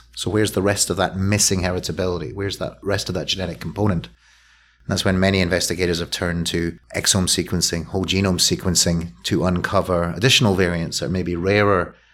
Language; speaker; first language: English; native; English